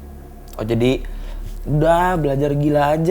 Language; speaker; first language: Indonesian; native; Indonesian